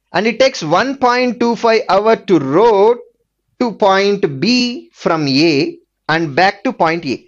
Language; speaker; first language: English; non-native, local second language; Telugu